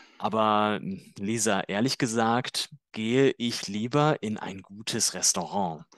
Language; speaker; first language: German; native; German